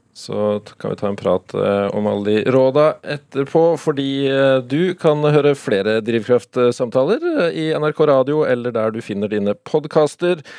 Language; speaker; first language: Norwegian; native; Norwegian